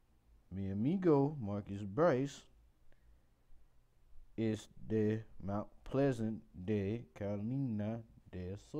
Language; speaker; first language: Spanish; non-native, learner; English